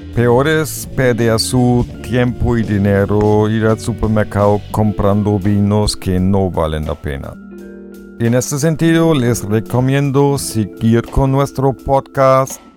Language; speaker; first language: Spanish; non-native, fluent; German